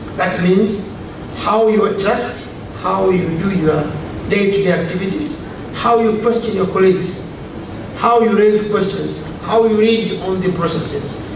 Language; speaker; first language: English; non-native, local second language; Swahili